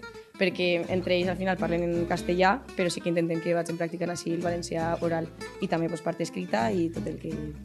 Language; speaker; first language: Catalan; native; Catalan